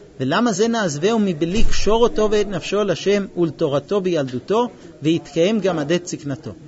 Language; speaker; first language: Hebrew; non-native, fluent; English